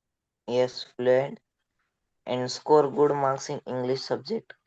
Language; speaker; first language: English; non-native, learner; Marathi